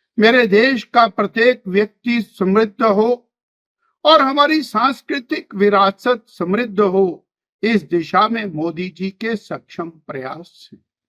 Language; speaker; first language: Hindi; native; Hindi